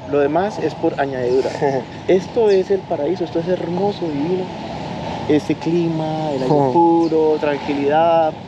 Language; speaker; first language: Spanish; native; Spanish